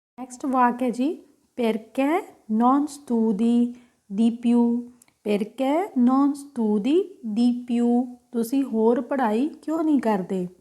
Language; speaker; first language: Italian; non-native, fluent; Punjabi